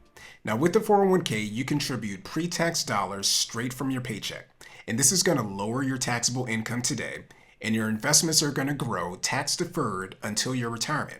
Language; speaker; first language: English; native; English